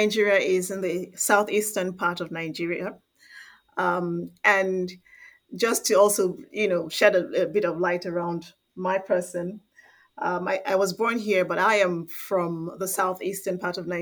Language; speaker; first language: English; non-native, local second language; Igbo